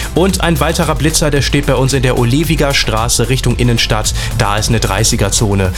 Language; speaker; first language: German; native; German